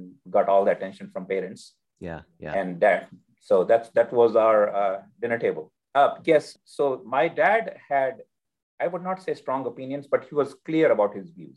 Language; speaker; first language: English; non-native, local second language; Hindi